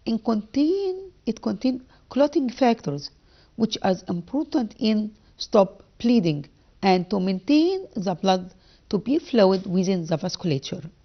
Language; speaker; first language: English; non-native, local second language; Arabic